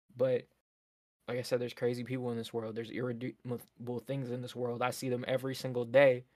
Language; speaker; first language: English; native; English